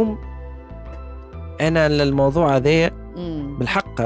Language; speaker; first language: Arabic; native; Arabic